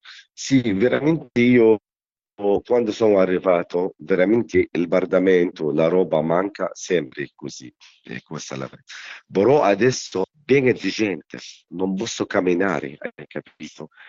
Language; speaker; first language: Italian; non-native, learner; Arabic